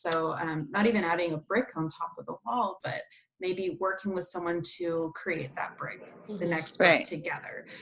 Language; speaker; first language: English; native; English